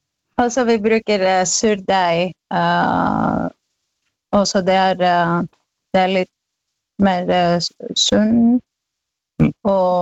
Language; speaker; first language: Norwegian; non-native, learner; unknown